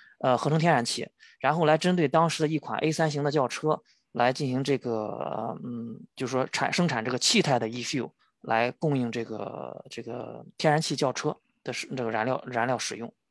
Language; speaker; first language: Chinese; native; Chinese